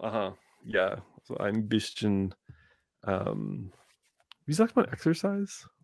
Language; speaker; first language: German; non-native, learner; English